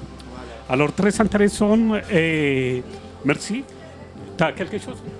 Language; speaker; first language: French; non-native, fluent; Spanish